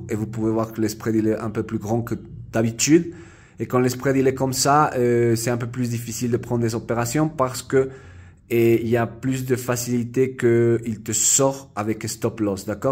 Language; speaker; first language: French; non-native, fluent; Spanish